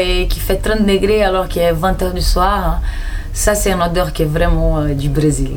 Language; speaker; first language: French; non-native, fluent; Portuguese